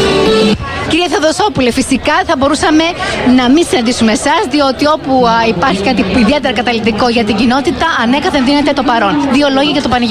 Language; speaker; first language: Greek; native; Greek